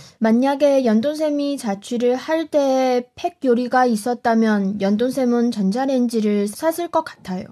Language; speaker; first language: Korean; non-native, fluent; Chinese